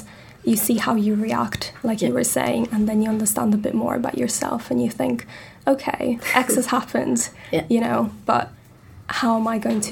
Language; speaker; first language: English; non-native, fluent; Italian